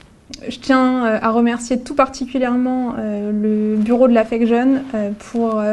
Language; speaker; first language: French; native; French